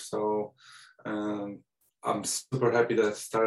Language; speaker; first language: English; non-native, fluent; Polish